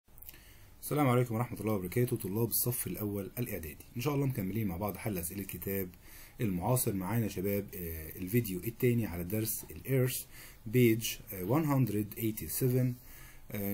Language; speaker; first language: Arabic; native; Arabic